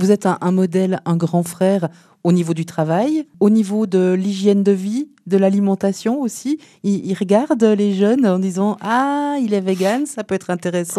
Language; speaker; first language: French; native; French